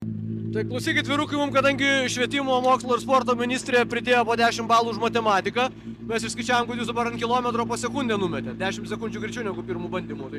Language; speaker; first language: Lithuanian; native; Lithuanian